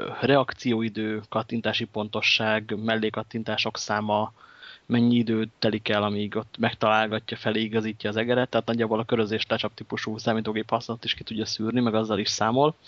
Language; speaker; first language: Hungarian; native; Hungarian